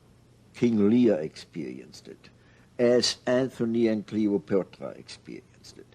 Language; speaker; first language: English; non-native, fluent; German